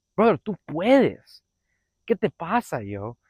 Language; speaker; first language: Spanish; early bilingual, heritage; Spanish